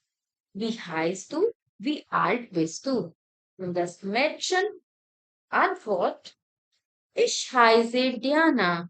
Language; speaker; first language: German; non-native, fluent; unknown